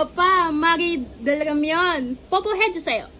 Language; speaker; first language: Korean; non-native, learner; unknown